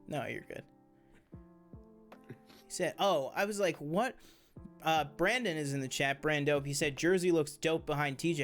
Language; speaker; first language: English; native; English